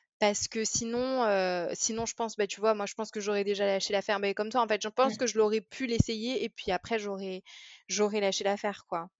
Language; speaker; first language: French; early bilingual, other home language; English